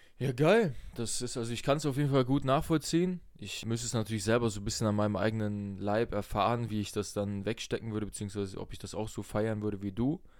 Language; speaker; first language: German; early bilingual, other home language; Russian